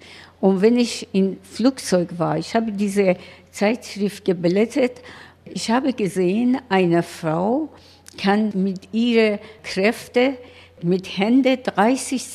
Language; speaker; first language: German; non-native, learner; Persian